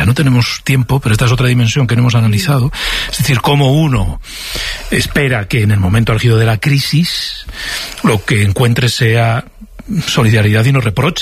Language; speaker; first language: Spanish; native; Spanish